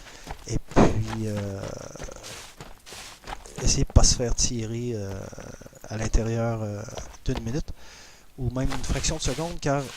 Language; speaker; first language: French; native; French